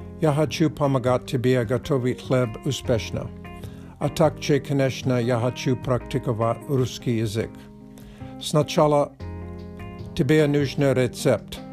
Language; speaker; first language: Russian; non-native, learner; English